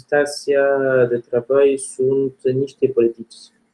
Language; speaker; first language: Romanian; non-native, learner; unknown